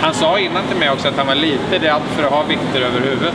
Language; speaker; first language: Swedish; native; Swedish